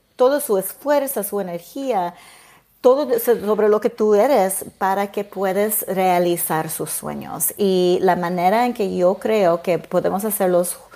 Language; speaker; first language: Spanish; early bilingual, heritage; Spanish